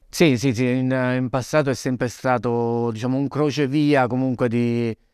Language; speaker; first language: Italian; native; Italian